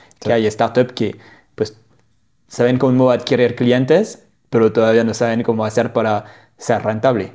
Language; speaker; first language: Spanish; non-native, fluent; French